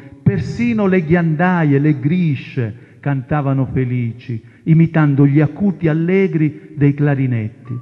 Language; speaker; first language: Italian; non-native, local second language; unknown